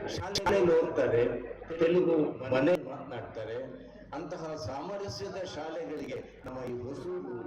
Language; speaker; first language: Kannada; non-native, local second language; Telugu